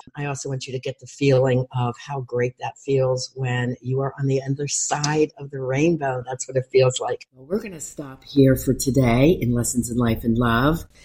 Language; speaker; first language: English; native; English